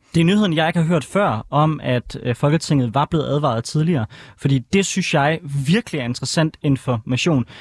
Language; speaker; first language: Danish; native; Danish